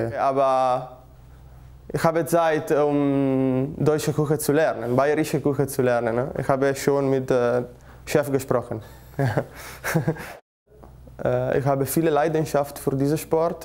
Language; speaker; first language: German; non-native, learner; Italian